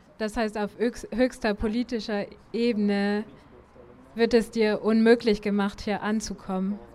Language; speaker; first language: German; native; German